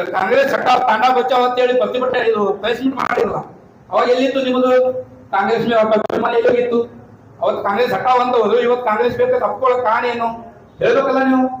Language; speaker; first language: Kannada; non-native, local second language; Lambadi